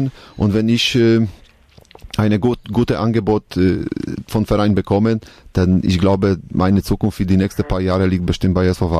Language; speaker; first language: German; non-native, learner; Polish